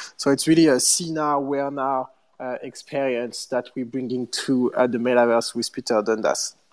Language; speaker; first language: English; non-native, fluent; French